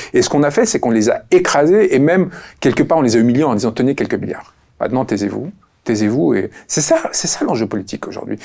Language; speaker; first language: French; early bilingual, other home language; Spanish